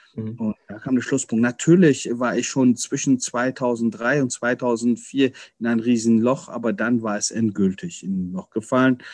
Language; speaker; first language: German; early bilingual, other home language; Arabic